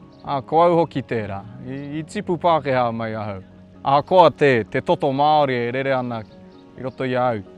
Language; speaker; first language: Māori; non-native, local second language; English